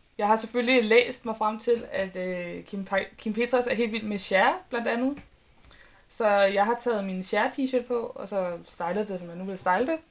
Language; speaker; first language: Danish; native; Danish